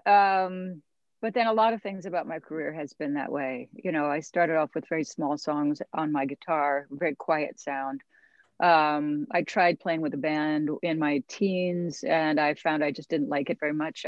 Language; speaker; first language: English; native; English